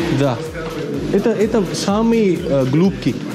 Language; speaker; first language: Russian; non-native, learner; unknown